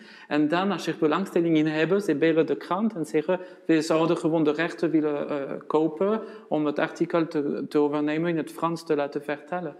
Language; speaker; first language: Dutch; non-native, fluent; French